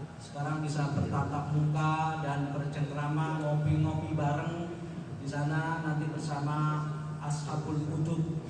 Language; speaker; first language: Indonesian; non-native, local second language; Javanese